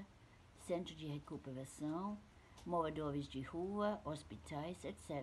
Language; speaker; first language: Portuguese; non-native, fluent; English